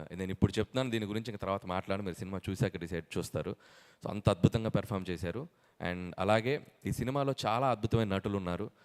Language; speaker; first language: Telugu; native; Telugu